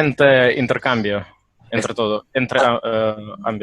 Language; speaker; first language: Spanish; non-native, learner; Russian